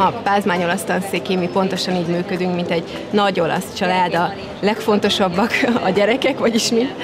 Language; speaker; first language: Hungarian; native; Hungarian